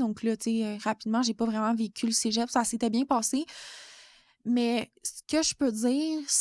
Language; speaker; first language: French; native; French